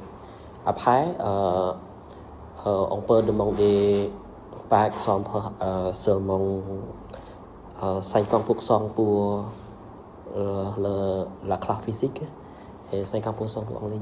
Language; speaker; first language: French; non-native, learner; Vietnamese